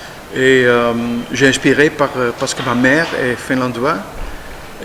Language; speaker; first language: French; non-native, learner; Dutch